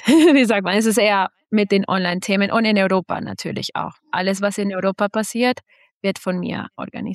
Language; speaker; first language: German; non-native, fluent; Spanish